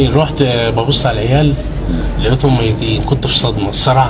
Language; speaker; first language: Arabic; native; Arabic